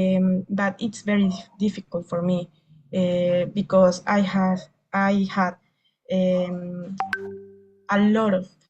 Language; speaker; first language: English; non-native, learner; Spanish